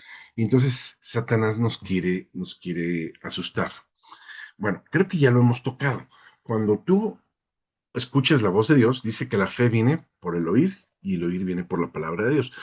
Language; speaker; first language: Spanish; native; Spanish